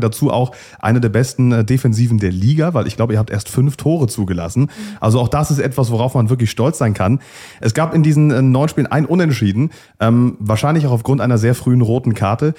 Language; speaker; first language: German; native; German